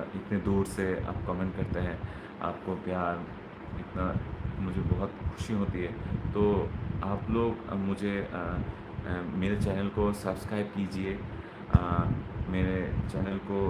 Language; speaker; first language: Hindi; non-native, learner; Bangla